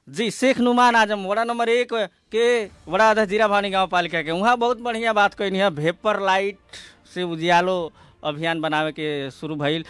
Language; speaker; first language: Bhojpuri; native; Bhojpuri